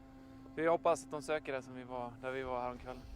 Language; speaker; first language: Swedish; native; Swedish